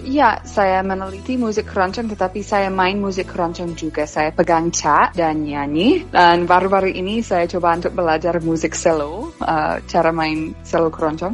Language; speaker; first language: Indonesian; non-native, fluent; English